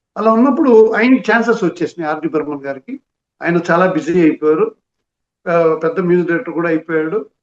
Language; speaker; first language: Telugu; native; Telugu